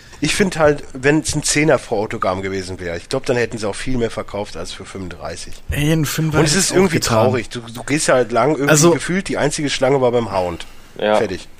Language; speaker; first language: German; native; German